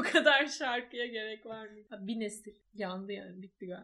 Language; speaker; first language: Turkish; native; Turkish